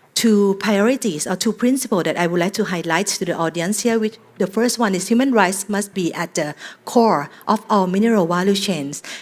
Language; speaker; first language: English; non-native, fluent; Thai